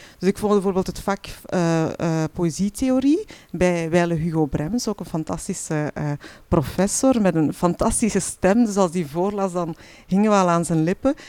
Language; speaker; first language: Dutch; early bilingual, other home language; Arabic